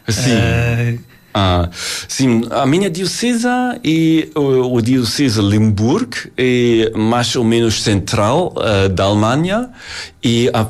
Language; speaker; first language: Portuguese; non-native, learner; German